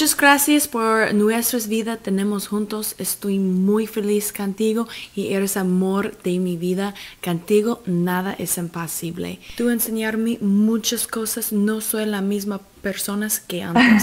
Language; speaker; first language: Spanish; non-native, learner; English